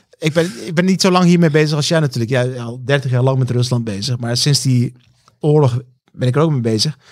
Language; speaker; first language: Dutch; early bilingual, other home language; Turkish